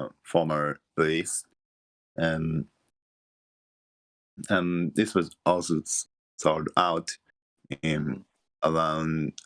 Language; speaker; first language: English; non-native, learner; Japanese